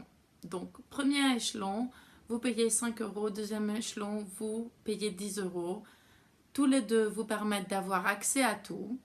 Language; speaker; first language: French; non-native, fluent; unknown